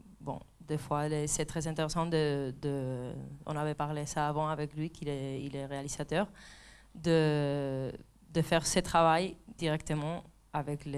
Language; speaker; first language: French; non-native, fluent; Spanish